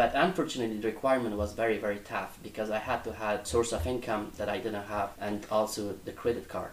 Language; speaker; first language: English; non-native, fluent; Persian